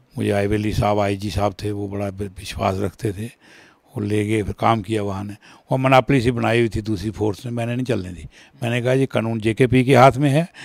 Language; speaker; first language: Hindi; non-native, local second language; Kashmiri